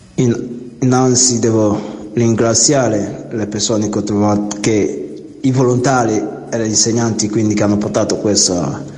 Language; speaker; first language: Italian; non-native, fluent; Igbo